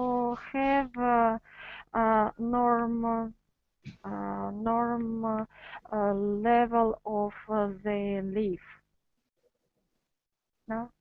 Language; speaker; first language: English; non-native, learner; Russian